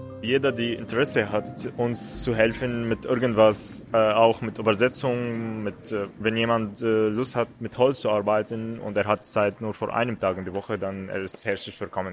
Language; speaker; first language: German; non-native, learner; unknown